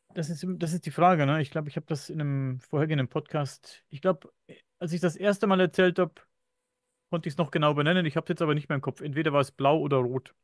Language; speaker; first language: German; native; German